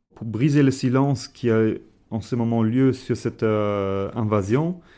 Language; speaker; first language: French; non-native, fluent; German